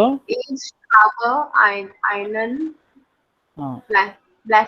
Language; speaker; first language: German; non-native, learner; Marathi